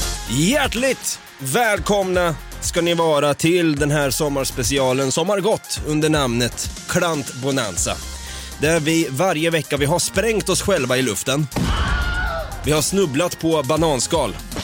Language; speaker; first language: Swedish; native; Swedish